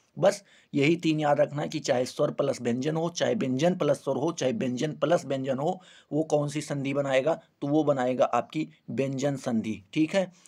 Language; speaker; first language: Hindi; native; Hindi